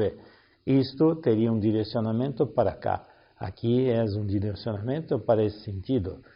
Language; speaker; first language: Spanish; non-native, learner; Portuguese